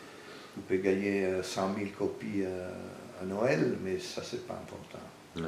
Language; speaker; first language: French; non-native, fluent; Italian